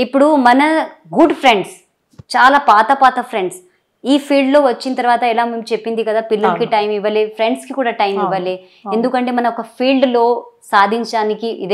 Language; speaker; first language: Telugu; non-native, local second language; Hindi